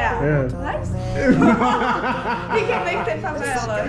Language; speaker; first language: English; non-native, learner; Portuguese